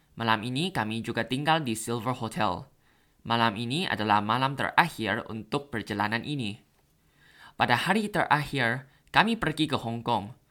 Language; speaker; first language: Indonesian; non-native, learner; Thai